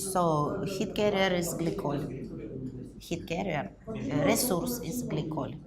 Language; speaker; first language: English; non-native, learner; Russian